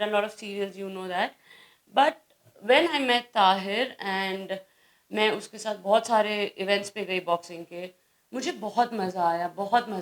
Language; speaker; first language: Hindi; native; Hindi